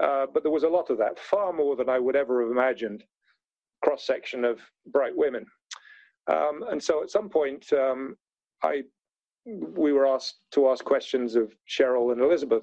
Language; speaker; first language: English; native; English